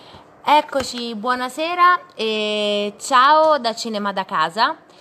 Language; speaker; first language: Italian; native; Italian